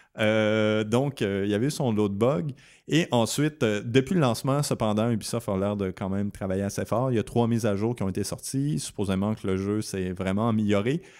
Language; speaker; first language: French; native; French